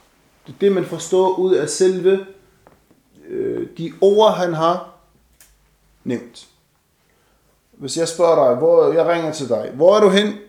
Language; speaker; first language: Danish; non-native, fluent; Arabic